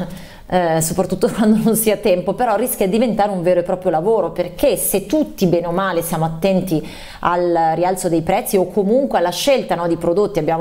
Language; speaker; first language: Italian; native; Italian